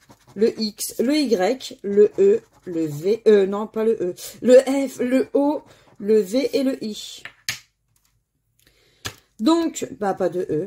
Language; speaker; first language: French; native; French